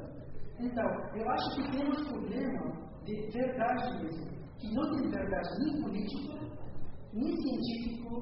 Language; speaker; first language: Portuguese; non-native, learner; Spanish